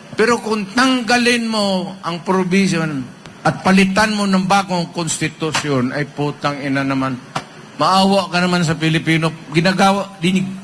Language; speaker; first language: Filipino; non-native, local second language; Cebuano